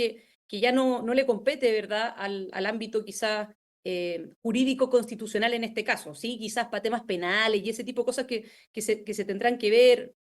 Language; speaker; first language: Spanish; native; Spanish